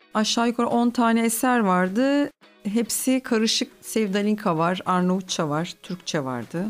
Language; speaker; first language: Turkish; native; Turkish